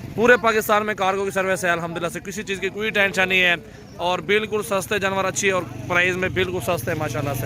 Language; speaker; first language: Urdu; non-native, local second language; Saraiki